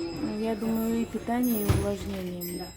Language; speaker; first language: Russian; non-native, local second language; Tajik